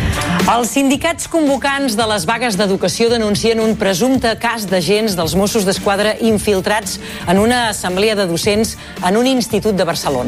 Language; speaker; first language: Catalan; native; Catalan